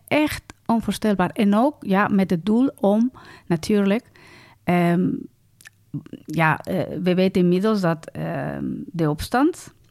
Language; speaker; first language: Dutch; non-native, fluent; Spanish